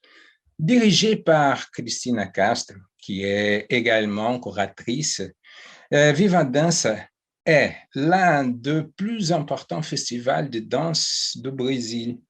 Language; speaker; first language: French; non-native, fluent; Portuguese